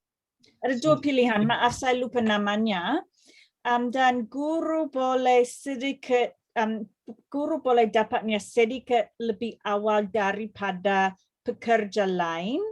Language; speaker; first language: Indonesian; non-native, fluent; English